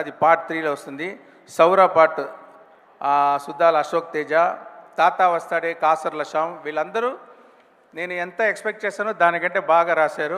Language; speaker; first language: Telugu; non-native, learner; Tamil